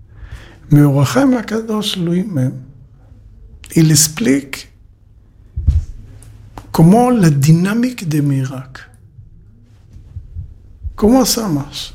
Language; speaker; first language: French; non-native, learner; Hebrew